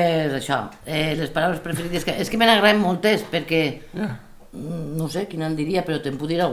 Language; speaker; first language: Catalan; native; Catalan